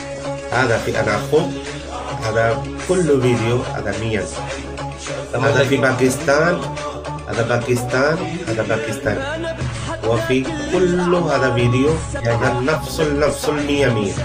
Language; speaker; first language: Arabic; non-native, learner; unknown